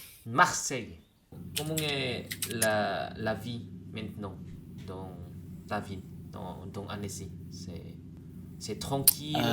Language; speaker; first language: French; non-native, learner; Indonesian